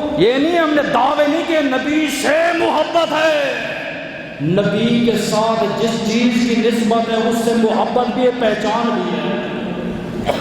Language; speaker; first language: Urdu; non-native, local second language; Punjabi